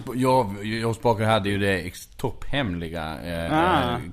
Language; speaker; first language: Swedish; native; Swedish